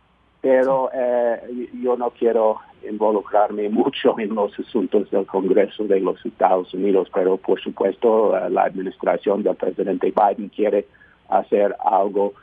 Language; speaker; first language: Spanish; non-native, fluent; English